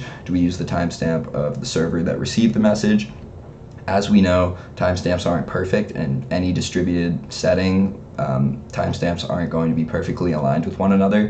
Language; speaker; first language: English; native; English